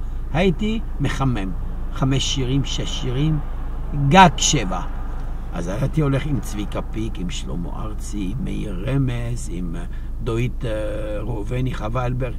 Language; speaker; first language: Hebrew; non-native, fluent; French